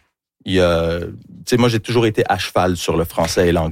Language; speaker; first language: French; early bilingual, heritage; French